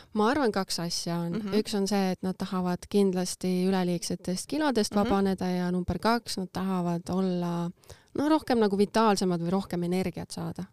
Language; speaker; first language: Estonian; native; Estonian